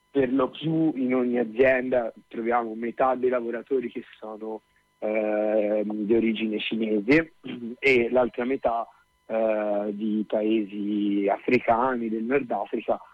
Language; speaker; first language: Italian; native; Italian